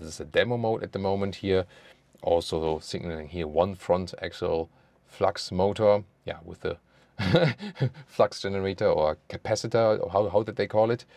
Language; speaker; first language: English; non-native, fluent; German